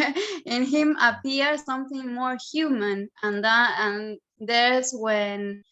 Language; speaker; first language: English; non-native, learner; Spanish